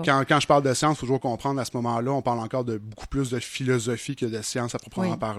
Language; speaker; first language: French; native; French